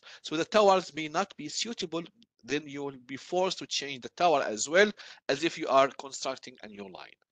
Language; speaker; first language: English; non-native, fluent; Arabic